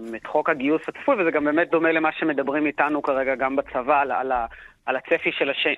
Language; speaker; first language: Hebrew; native; Hebrew